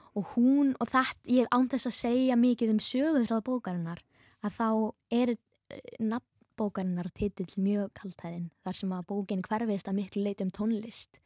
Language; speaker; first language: Icelandic; native; Icelandic